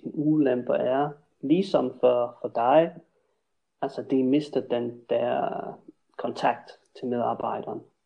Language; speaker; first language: Danish; non-native, fluent; English